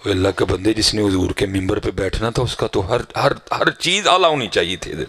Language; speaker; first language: Urdu; non-native, local second language; Punjabi